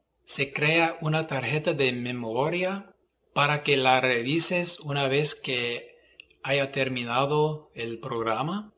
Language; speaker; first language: Spanish; non-native, fluent; English